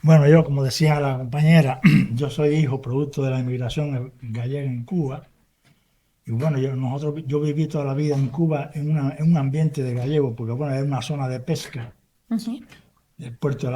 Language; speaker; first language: Spanish; early bilingual, heritage; Spanish